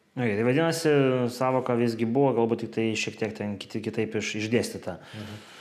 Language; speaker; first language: Lithuanian; native; Lithuanian